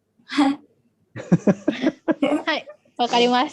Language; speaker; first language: Japanese; non-native, learner; Indonesian